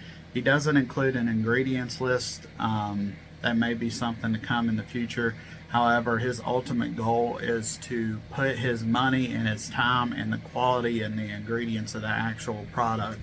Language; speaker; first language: English; native; English